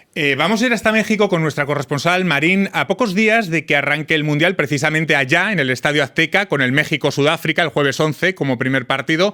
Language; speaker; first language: Spanish; native; Spanish